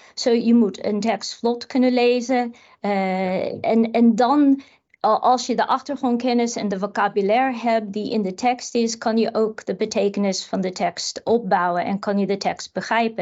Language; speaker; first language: Dutch; non-native, fluent; English